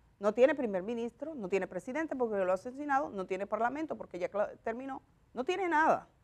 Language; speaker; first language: Spanish; native; Spanish